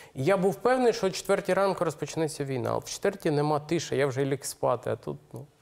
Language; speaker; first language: Ukrainian; native; Ukrainian